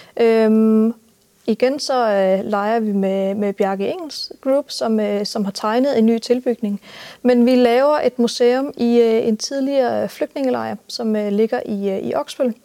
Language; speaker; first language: Danish; native; Danish